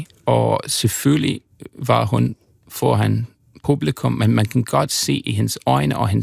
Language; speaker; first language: Danish; non-native, fluent; English